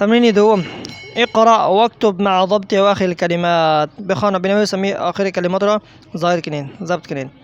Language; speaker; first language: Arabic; non-native, fluent; Persian